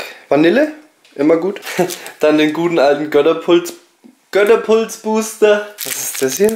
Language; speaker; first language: German; native; German